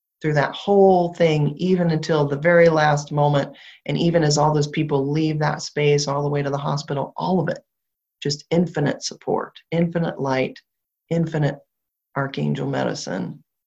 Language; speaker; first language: English; native; English